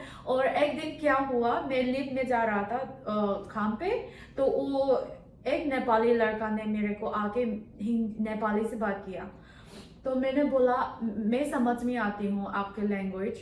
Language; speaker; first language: Hindi; non-native, local second language; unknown